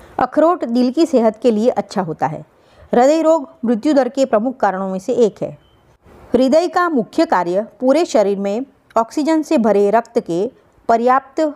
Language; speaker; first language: Hindi; non-native, local second language; Gujarati